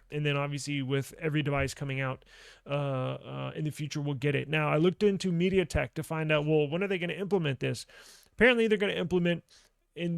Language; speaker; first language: English; native; English